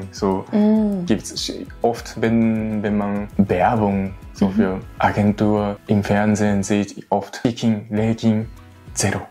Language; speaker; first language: German; non-native, learner; Japanese